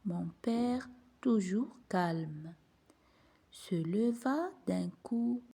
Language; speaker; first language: French; non-native, local second language; Arabic